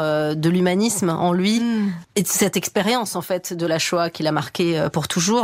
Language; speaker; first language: French; native; French